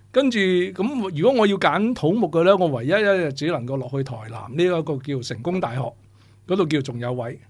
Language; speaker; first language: Cantonese; native; Cantonese